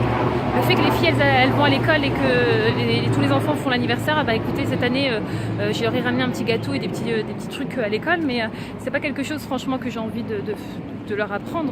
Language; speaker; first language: French; native; French